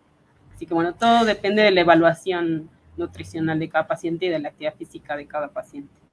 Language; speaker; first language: Spanish; native; Spanish